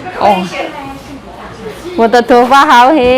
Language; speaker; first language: Chinese; non-native, learner; Indonesian